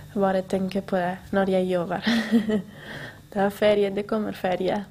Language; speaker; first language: Norwegian; non-native, learner; Spanish